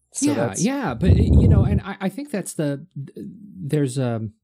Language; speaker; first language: English; native; English